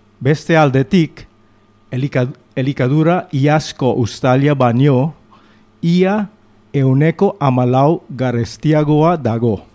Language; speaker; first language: Basque; non-native, local second language; Spanish